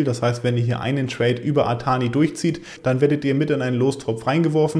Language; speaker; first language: German; native; German